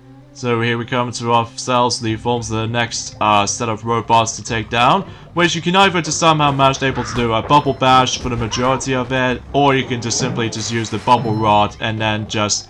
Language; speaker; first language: English; native; English